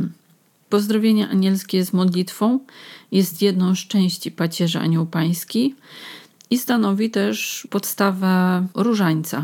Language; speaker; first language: Polish; native; Polish